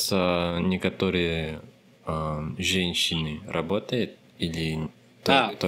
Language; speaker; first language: Russian; non-native, learner; Filipino